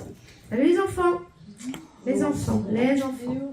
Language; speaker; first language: French; native; French